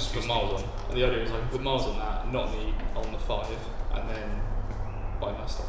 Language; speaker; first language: English; native; English